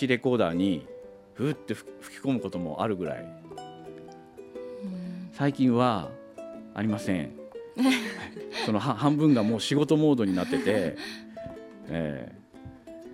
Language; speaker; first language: Japanese; native; Japanese